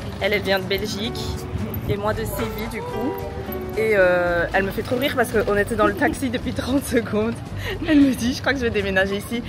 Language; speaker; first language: French; native; French